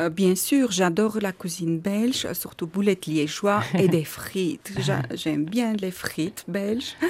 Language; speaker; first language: French; non-native, learner; Armenian